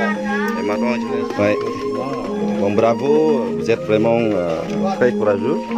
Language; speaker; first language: French; non-native, fluent; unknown